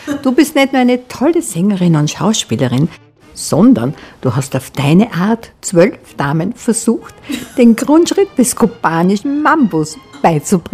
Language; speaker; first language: German; native; German